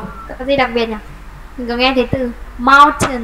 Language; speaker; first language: Vietnamese; native; Vietnamese